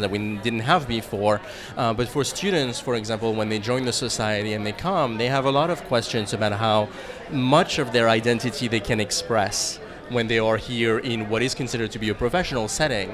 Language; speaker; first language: English; non-native, fluent; French